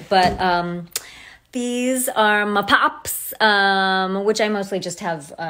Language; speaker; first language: English; native; English